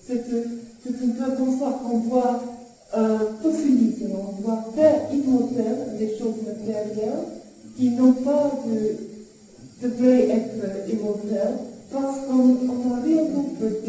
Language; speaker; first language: French; non-native, fluent; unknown